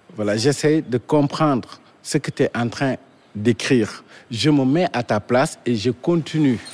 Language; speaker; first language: French; non-native, local second language; Wolof